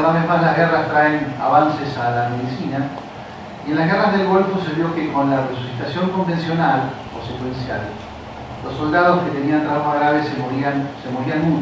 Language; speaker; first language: Spanish; native; Spanish